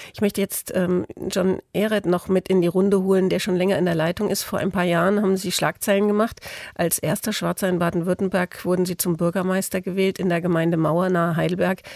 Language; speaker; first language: German; native; German